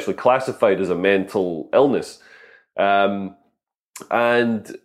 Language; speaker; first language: English; native; English